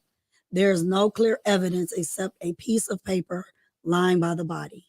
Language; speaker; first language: English; native; English